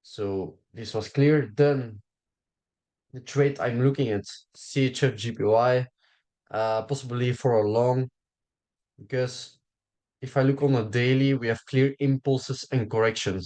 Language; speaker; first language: English; non-native, fluent; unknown